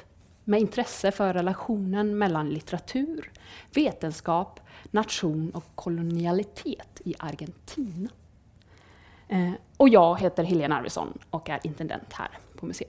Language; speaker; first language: Swedish; native; Swedish